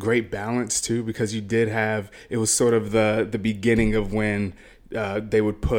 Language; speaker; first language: English; native; English